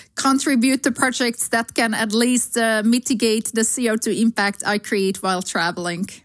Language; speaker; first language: English; non-native, fluent; Slovak